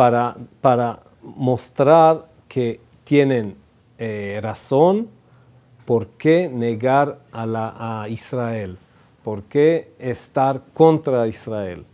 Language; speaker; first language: Spanish; non-native, fluent; Hebrew